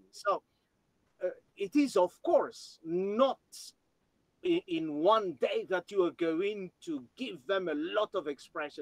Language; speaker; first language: English; non-native, fluent; Malagasy